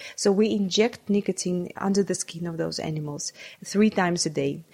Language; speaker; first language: English; non-native, fluent; Russian